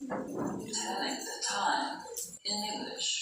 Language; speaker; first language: English; non-native, learner; Indonesian